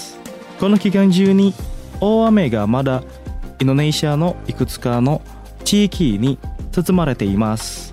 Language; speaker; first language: Japanese; non-native, fluent; Indonesian